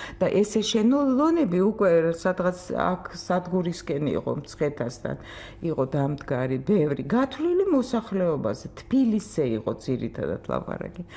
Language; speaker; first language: Georgian; non-native, fluent; Russian